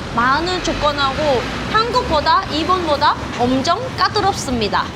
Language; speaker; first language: Korean; non-native, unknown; Vietnamese